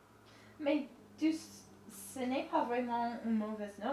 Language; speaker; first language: French; non-native, learner; English